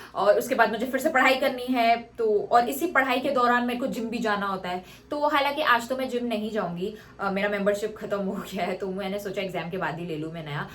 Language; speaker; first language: Hindi; native; Hindi